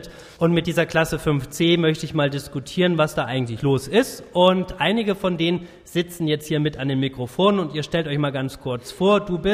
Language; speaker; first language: German; native; German